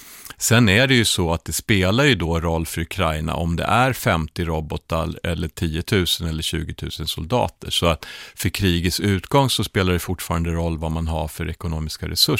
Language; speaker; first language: Swedish; native; Swedish